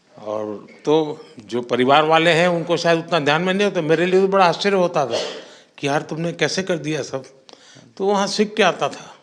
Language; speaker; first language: Hindi; non-native, local second language; Gujarati